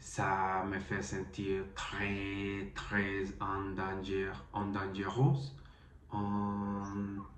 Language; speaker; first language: French; non-native, learner; Spanish